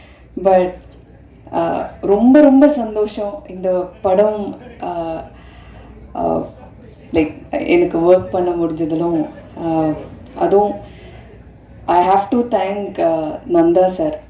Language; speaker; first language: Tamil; non-native, fluent; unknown